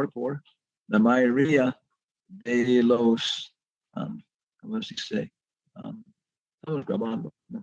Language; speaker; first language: Spanish; non-native, learner; English